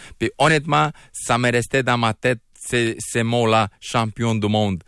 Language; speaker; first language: French; non-native, fluent; Romanian